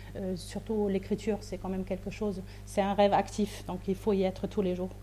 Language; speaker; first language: French; non-native, fluent; German